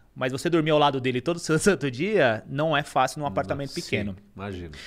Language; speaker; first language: Portuguese; native; Portuguese